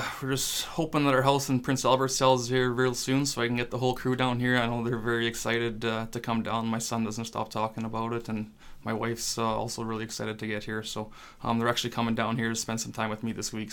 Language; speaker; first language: English; non-native, fluent; French